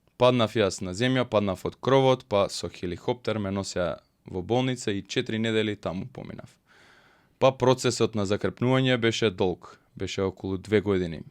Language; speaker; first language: Macedonian; early bilingual, heritage; Macedonian